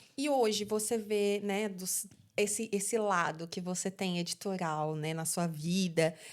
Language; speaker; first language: Portuguese; native; Portuguese